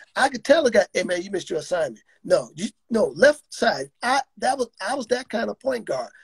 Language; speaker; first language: English; native; English